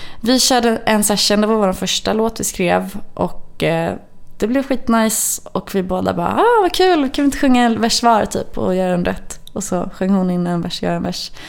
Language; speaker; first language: Swedish; native; Swedish